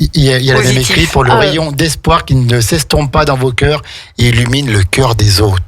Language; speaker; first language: French; native; French